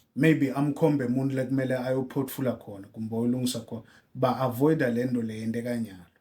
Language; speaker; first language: Zulu; non-native, local second language; Swati